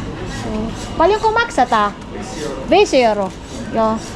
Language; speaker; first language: Finnish; non-native, learner; Cebuano